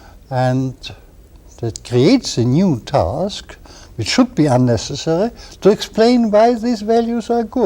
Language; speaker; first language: English; non-native, fluent; German